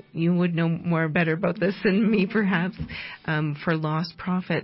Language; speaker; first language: English; native; English